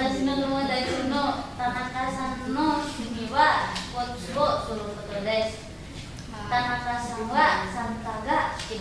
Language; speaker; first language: Japanese; non-native, learner; Indonesian